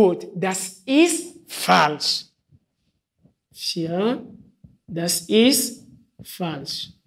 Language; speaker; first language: German; non-native, fluent; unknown